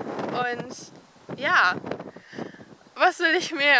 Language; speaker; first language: German; native; German